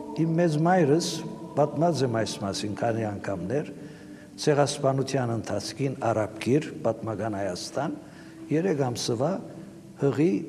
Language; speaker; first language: Armenian; native; Armenian